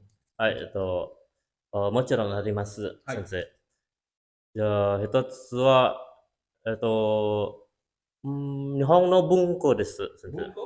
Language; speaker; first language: Japanese; non-native, learner; Indonesian